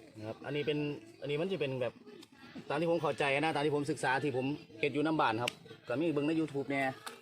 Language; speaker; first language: Thai; native; Thai